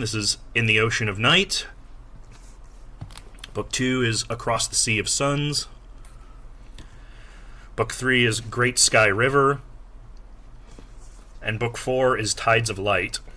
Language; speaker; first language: English; native; English